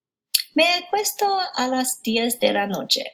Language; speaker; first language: Spanish; non-native, learner; English